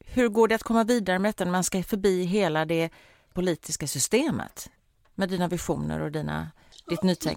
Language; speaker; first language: Swedish; native; Swedish